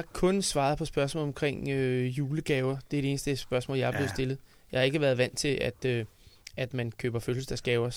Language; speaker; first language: Danish; native; Danish